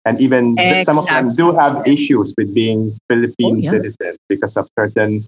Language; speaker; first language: English; non-native, local second language; Filipino